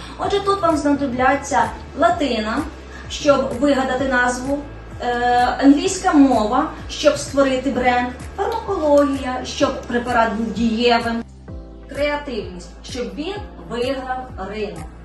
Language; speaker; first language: Ukrainian; native; Ukrainian